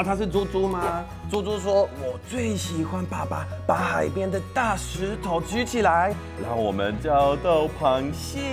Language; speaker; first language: Chinese; non-native, fluent; Swedish